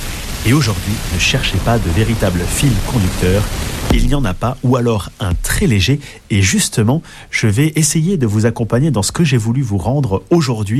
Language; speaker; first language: French; native; French